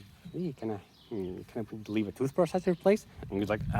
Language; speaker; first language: English; non-native, fluent; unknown